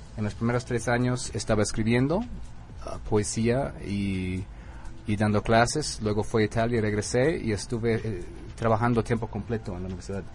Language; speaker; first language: Spanish; non-native, fluent; English